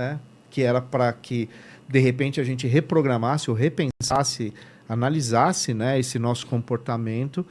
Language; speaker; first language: Portuguese; native; Portuguese